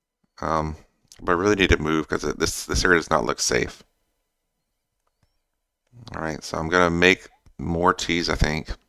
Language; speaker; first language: English; native; English